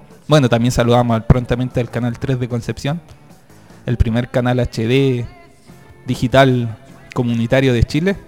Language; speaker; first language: Spanish; native; Spanish